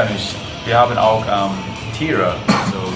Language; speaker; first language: German; non-native, fluent; English